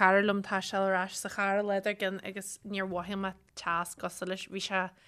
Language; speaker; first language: Irish; native; Irish